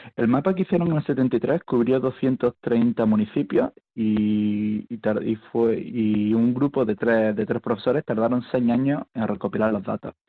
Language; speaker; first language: Spanish; native; Spanish